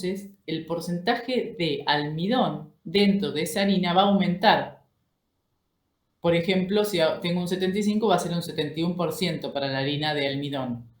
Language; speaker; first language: Spanish; native; Spanish